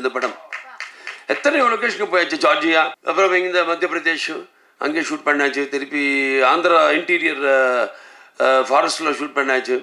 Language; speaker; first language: Tamil; non-native, local second language; Telugu